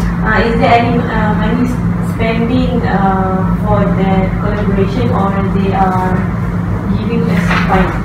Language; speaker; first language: English; non-native, local second language; Malay